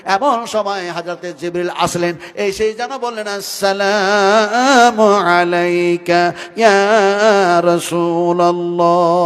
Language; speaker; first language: Bangla; non-native, local second language; Hindi